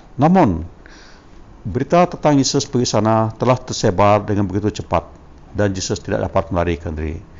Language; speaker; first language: Malay; non-native, local second language; Iban